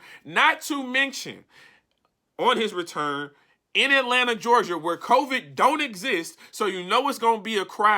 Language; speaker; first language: English; native; English